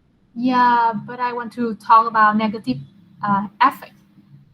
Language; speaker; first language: English; non-native, learner; Vietnamese